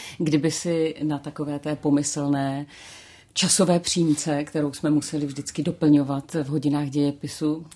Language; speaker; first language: Czech; native; Czech